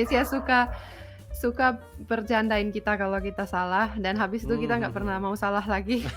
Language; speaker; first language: Indonesian; non-native, fluent; Finnish